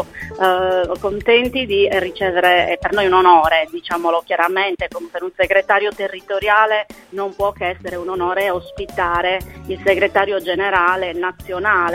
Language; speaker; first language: Italian; native; Italian